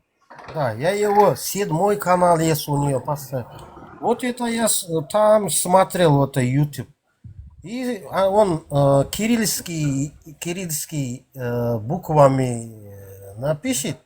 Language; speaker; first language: Russian; non-native, local second language; Kazakh